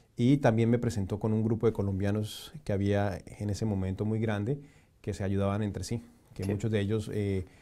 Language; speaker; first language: Spanish; native; Spanish